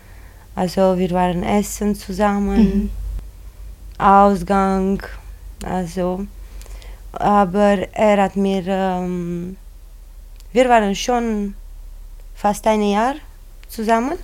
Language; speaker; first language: German; non-native, learner; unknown